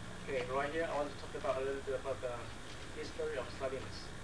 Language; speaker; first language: English; non-native, fluent; Chinese